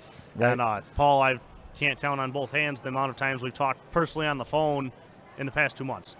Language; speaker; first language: English; native; English